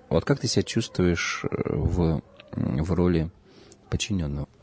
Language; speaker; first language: Russian; native; Russian